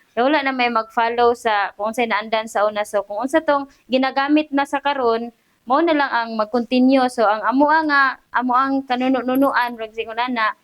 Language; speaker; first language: Cebuano; non-native, local second language; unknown